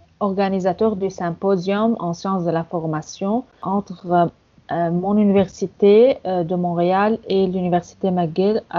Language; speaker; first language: French; non-native, fluent; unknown